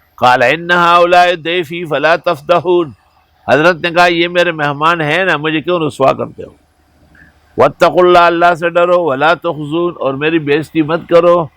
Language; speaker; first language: Urdu; non-native, local second language; Pashto